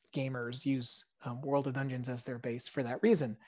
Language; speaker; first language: English; early bilingual, other home language; Hebrew